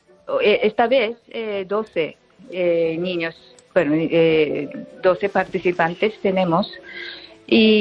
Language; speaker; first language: Spanish; non-native, fluent; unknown